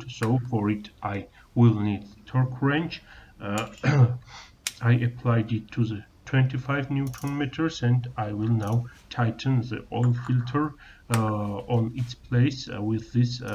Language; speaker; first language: English; non-native, learner; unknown